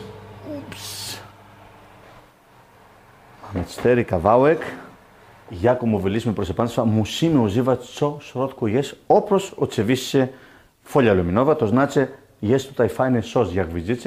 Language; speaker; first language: Polish; non-native, learner; Greek